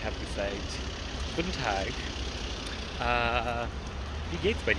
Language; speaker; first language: German; non-native, learner; English